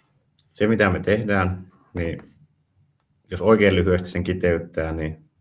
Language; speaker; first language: Finnish; native; Finnish